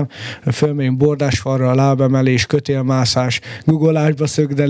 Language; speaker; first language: Hungarian; native; Hungarian